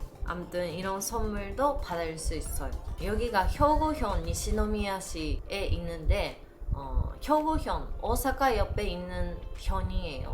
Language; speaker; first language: Korean; non-native, learner; Japanese